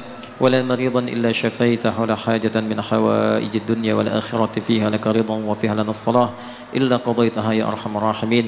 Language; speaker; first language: Arabic; non-native, fluent; Indonesian